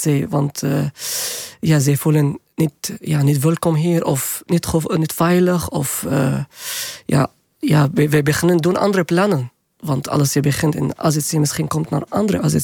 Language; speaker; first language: Dutch; non-native, learner; Arabic